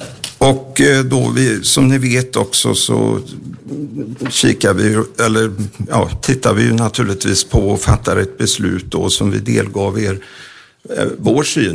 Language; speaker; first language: Swedish; native; Swedish